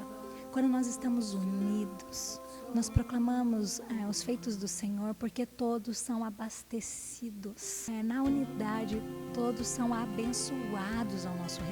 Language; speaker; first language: Portuguese; native; Portuguese